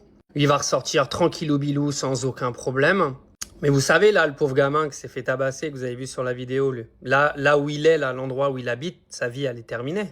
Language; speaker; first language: French; native; French